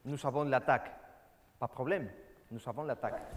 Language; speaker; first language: French; non-native, learner; Spanish